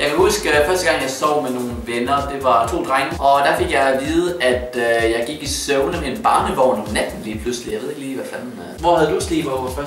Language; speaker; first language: Danish; native; Danish